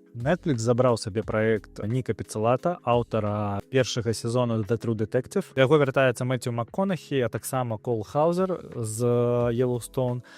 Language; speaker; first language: Belarusian; non-native, local second language; Russian